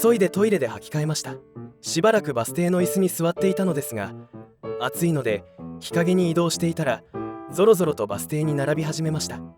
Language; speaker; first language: Japanese; native; Japanese